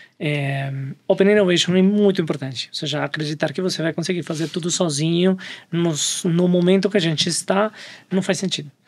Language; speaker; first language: Portuguese; non-native, fluent; Spanish